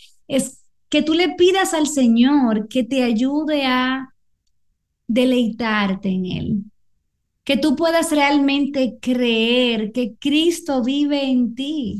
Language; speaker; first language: Spanish; native; Spanish